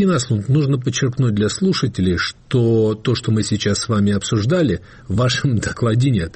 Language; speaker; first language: Russian; native; Russian